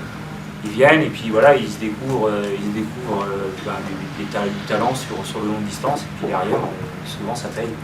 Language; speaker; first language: French; native; French